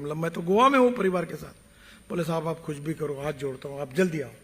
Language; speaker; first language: Hindi; non-native, local second language; Marathi